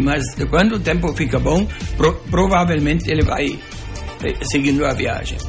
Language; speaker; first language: Portuguese; non-native, local second language; German